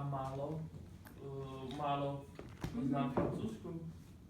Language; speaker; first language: Czech; non-native, learner; Ukrainian